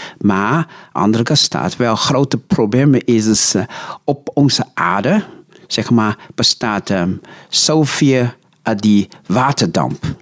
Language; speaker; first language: Dutch; non-native, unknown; Chinese